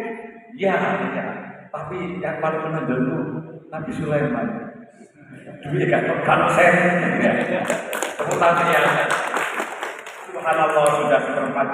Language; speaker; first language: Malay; non-native, local second language; Javanese